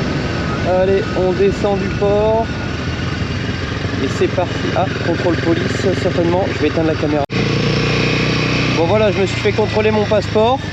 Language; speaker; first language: French; native; French